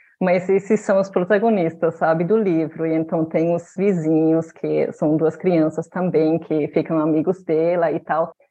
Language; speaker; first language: Portuguese; non-native, fluent; German